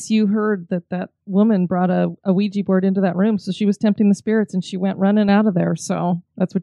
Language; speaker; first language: English; native; English